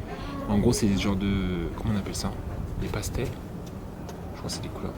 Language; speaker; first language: French; native; French